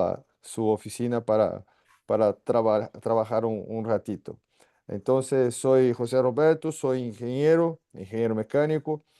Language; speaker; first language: Spanish; non-native, fluent; Portuguese